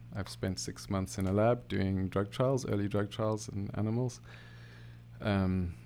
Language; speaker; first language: English; native; English